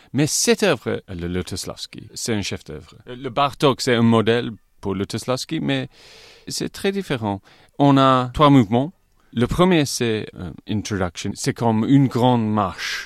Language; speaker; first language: French; non-native, fluent; English